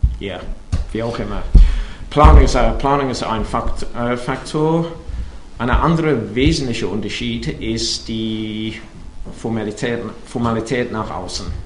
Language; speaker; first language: German; non-native, fluent; English